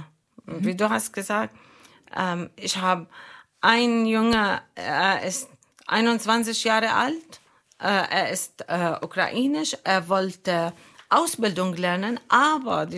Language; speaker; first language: German; non-native, fluent; Arabic